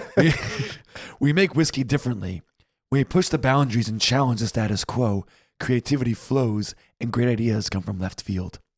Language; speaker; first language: English; native; English